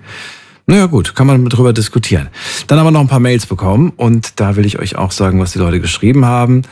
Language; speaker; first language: German; native; German